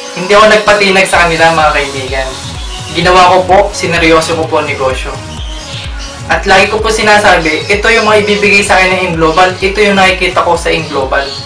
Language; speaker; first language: Filipino; native; Filipino